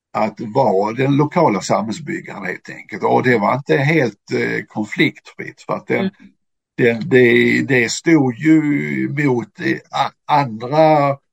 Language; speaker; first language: Swedish; native; Swedish